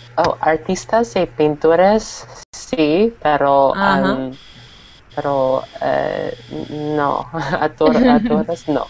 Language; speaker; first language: Spanish; non-native, learner; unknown